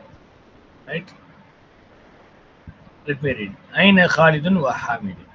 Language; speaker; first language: Arabic; non-native, fluent; Tamil